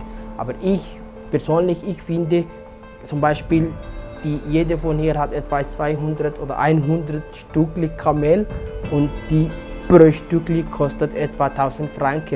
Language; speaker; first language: German; non-native, fluent; Somali